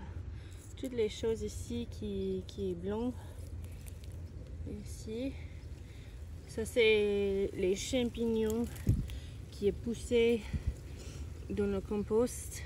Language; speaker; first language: French; non-native, fluent; English